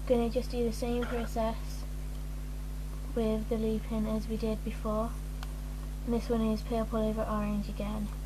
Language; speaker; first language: English; native; English